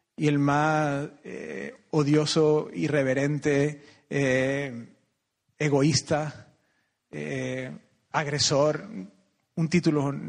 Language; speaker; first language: Spanish; native; Spanish